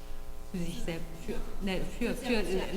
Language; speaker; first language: German; non-native, fluent; Korean